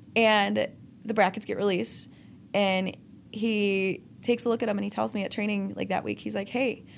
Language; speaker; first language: English; native; English